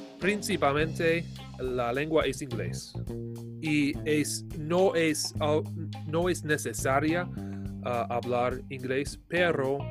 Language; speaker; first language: Spanish; non-native, learner; English